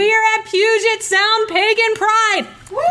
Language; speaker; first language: English; native; English